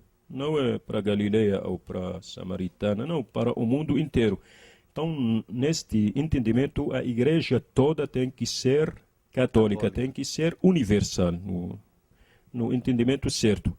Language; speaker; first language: Portuguese; non-native, learner; Arabic